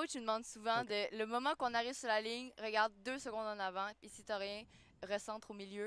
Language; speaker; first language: French; native; French